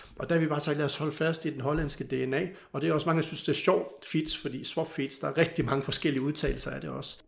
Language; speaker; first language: Danish; native; Danish